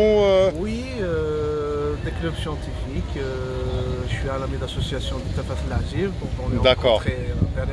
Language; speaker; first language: French; non-native, local second language; Kabyle